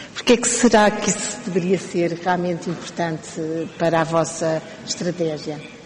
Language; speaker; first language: Portuguese; native; Portuguese